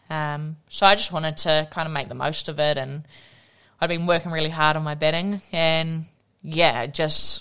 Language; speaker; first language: English; native; English